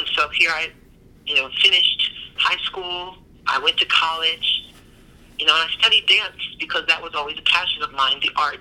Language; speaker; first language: English; native; English